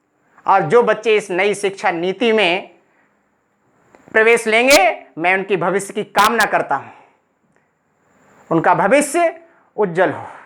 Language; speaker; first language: Hindi; native; Hindi